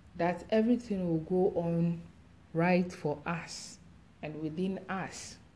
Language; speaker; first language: English; non-native, local second language; Akan